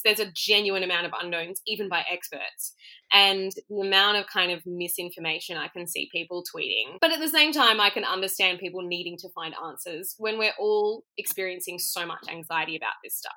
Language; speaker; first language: English; native; English